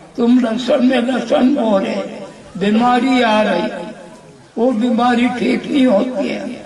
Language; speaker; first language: Hindi; native; Hindi